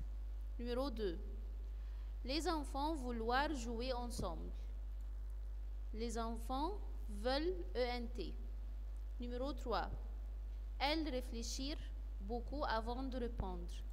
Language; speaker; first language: French; non-native, fluent; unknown